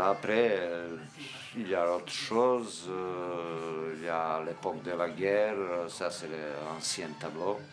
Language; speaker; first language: French; non-native, fluent; Serbian